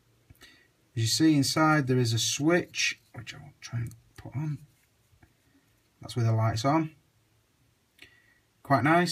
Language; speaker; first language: English; native; English